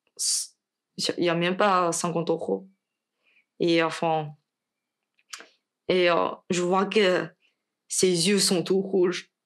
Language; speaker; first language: French; non-native, learner; Chinese